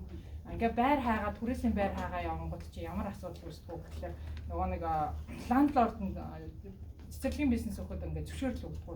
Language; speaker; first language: Mongolian; native; Mongolian